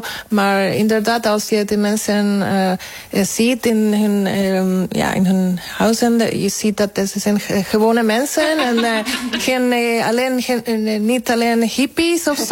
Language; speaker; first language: Dutch; non-native, fluent; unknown